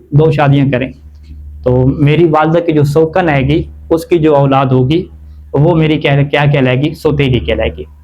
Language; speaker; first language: Urdu; native; Urdu